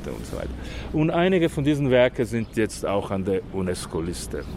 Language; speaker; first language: German; non-native, fluent; Slovenian